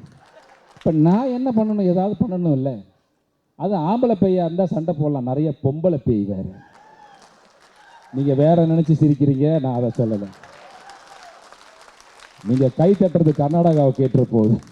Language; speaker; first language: Tamil; native; Tamil